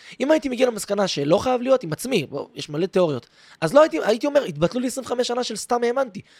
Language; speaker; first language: Hebrew; native; Hebrew